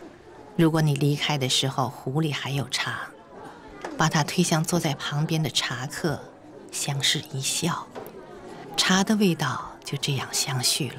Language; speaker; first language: Chinese; native; Chinese